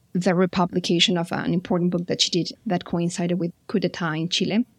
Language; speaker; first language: English; non-native, fluent; Spanish